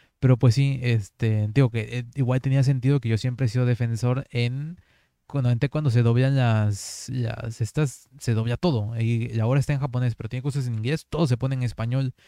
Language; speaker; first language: Spanish; native; Spanish